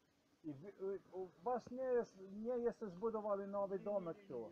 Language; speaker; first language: Polish; non-native, learner; Croatian